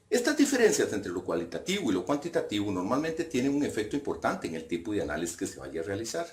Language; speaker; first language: Spanish; native; Spanish